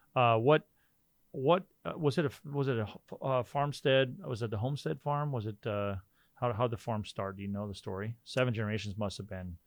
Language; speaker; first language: English; native; English